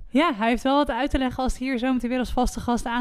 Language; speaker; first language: Dutch; native; Dutch